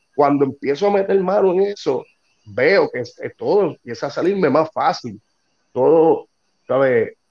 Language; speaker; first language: Spanish; native; Spanish